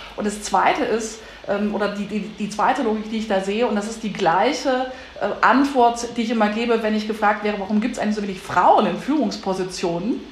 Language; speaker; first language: German; native; German